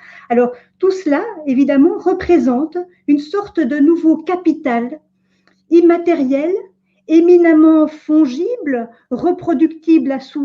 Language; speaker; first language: French; native; French